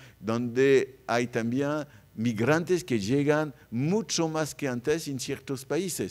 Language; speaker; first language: Spanish; non-native, fluent; French